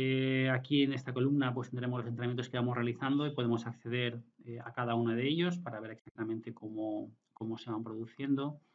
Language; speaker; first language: Spanish; native; Spanish